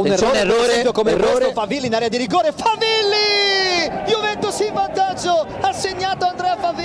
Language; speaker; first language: Italian; native; Italian